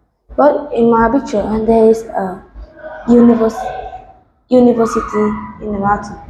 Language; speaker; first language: English; non-native, learner; Vietnamese